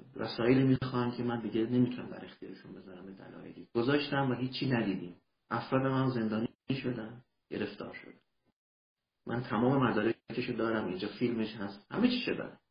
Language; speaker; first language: Persian; early bilingual, heritage; Persian